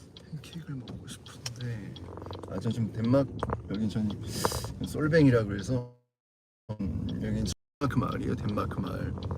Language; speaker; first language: Korean; native; Korean